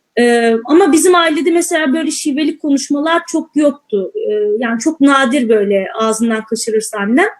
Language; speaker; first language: Turkish; native; Turkish